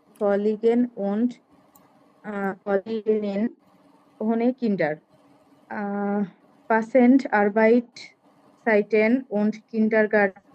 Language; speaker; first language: German; non-native, learner; Bangla